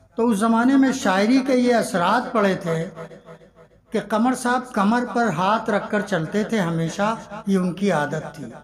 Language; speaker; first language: Urdu; native; Urdu